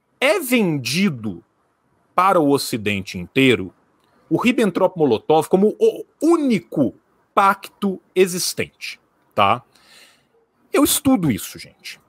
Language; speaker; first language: Portuguese; native; Portuguese